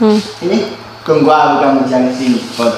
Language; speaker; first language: Indonesian; non-native, learner; Chinese